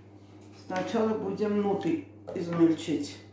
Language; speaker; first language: Russian; non-native, fluent; Armenian